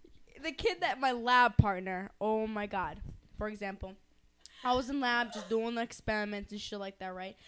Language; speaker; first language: English; early bilingual, other home language; Greek